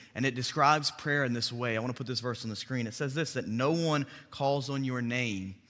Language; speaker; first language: English; native; English